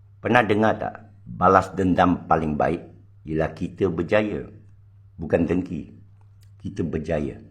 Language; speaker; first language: Malay; non-native, local second language; Chinese